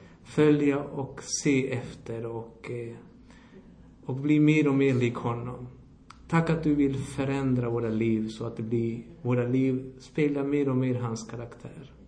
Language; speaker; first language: Swedish; non-native, fluent; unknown